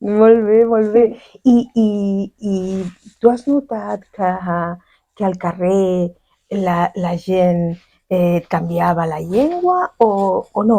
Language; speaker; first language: Catalan; non-native, fluent; Spanish